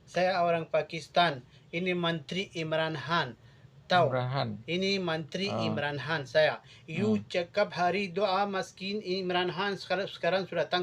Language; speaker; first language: Indonesian; non-native, learner; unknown